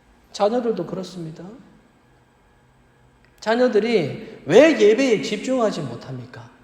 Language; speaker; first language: Korean; native; Korean